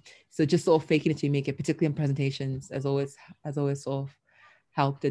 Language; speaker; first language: English; native; English